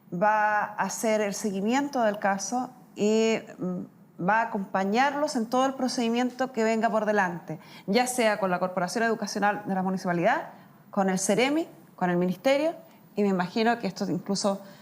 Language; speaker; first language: Spanish; native; Spanish